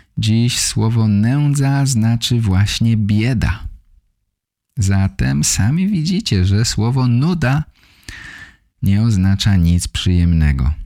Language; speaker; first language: Polish; native; Polish